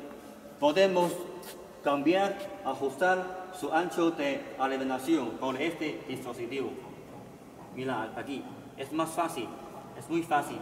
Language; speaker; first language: Spanish; non-native, learner; Chinese